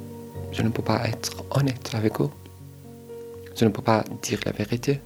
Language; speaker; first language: French; non-native, learner; Arabic